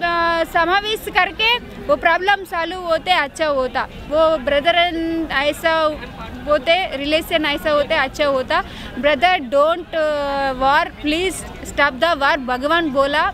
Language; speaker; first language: Hindi; non-native, local second language; Telugu